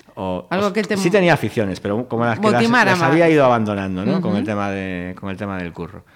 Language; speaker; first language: Spanish; native; Spanish